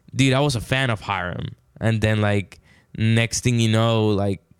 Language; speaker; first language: English; non-native, fluent; Spanish